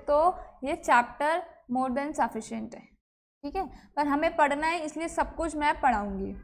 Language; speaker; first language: Hindi; native; Hindi